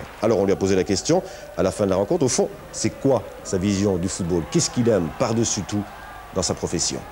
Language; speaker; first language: French; native; French